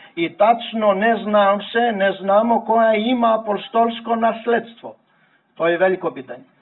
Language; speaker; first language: Serbian; non-native, fluent; Greek